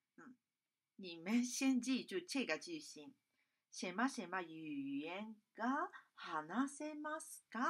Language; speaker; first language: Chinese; non-native, fluent; Japanese